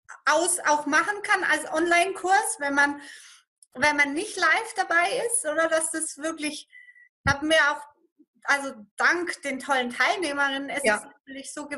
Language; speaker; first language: German; native; German